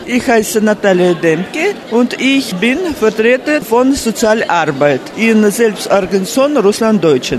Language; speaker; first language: German; non-native, fluent; Russian